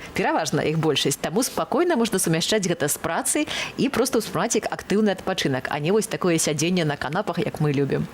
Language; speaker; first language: Belarusian; native; Belarusian